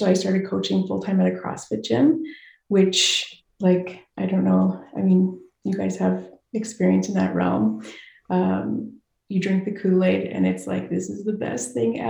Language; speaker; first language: English; native; English